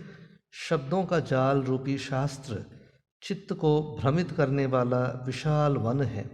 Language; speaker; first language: Hindi; non-native, local second language; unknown